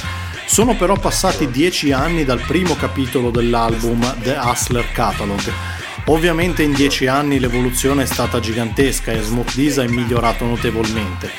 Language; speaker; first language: Italian; native; Italian